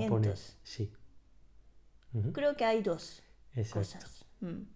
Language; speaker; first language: Spanish; non-native, fluent; Japanese